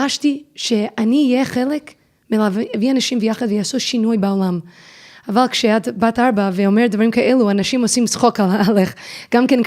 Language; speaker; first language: Hebrew; non-native, fluent; English